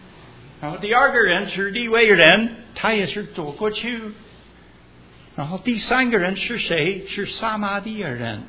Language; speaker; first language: Chinese; early bilingual, heritage; Chinese